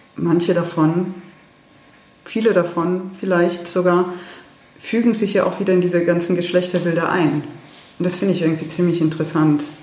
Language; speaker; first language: German; early bilingual, heritage; German